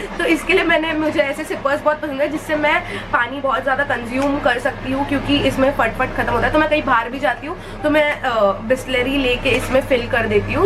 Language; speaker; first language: Hindi; non-native, local second language; Marathi